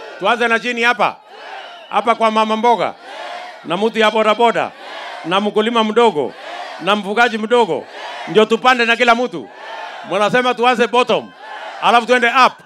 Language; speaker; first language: Swahili; non-native, local second language; Kalenjin